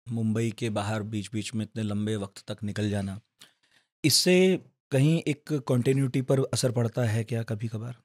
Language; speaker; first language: Hindi; native; Hindi